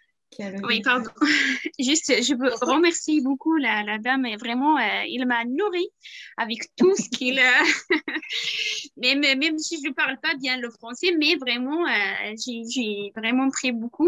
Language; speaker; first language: French; non-native, learner; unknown